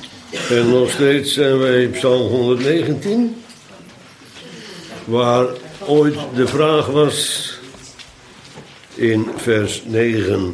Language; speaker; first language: Dutch; native; Dutch